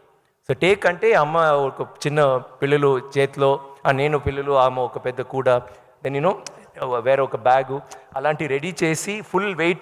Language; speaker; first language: Telugu; non-native, learner; Tamil